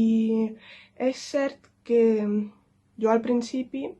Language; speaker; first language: Catalan; non-native, local second language; Spanish